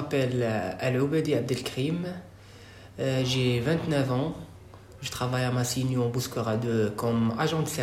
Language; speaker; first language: French; non-native, local second language; Arabic